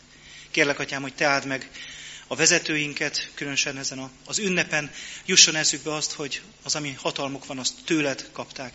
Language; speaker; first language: Hungarian; native; Hungarian